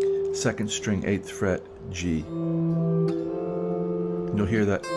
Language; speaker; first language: English; native; English